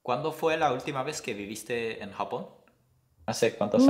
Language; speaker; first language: Spanish; non-native, fluent; Japanese